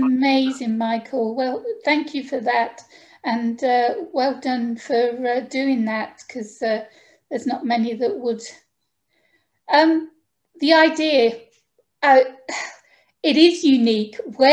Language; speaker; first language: English; native; English